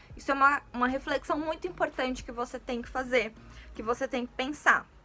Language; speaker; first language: Portuguese; native; Portuguese